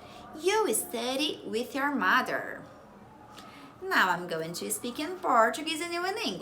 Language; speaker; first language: English; non-native, fluent; Portuguese